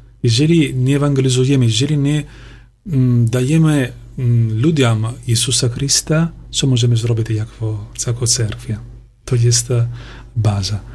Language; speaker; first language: Polish; non-native, learner; Italian